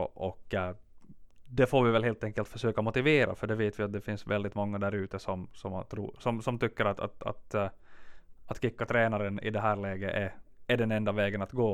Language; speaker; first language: Swedish; native; Swedish